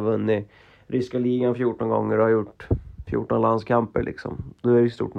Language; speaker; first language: Swedish; native; Swedish